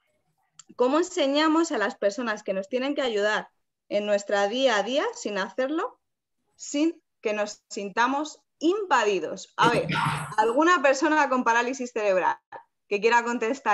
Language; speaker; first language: Spanish; native; Spanish